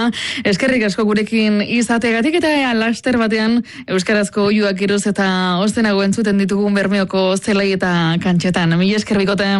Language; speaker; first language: Basque; native; Basque